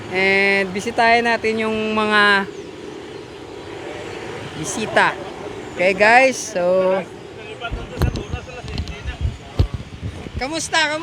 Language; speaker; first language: Filipino; native; Filipino